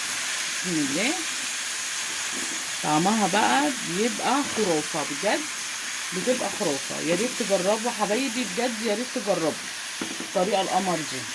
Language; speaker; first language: Arabic; native; Arabic